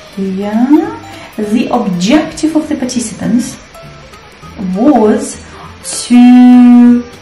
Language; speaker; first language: English; non-native, fluent; Russian